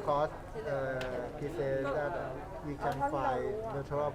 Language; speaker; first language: English; non-native, learner; Thai